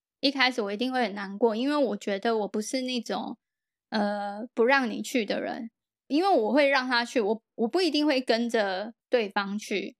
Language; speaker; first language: Chinese; native; Chinese